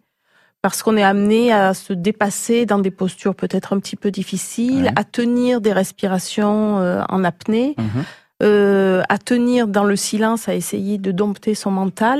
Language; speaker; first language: French; native; French